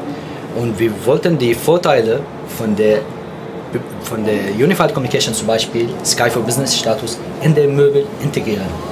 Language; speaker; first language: German; non-native, fluent; Arabic